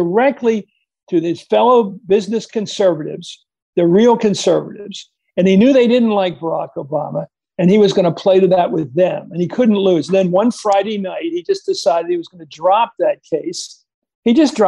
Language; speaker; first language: English; native; English